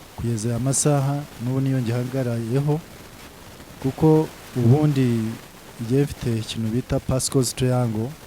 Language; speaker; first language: Kinyarwanda; early bilingual, heritage; Kinyarwanda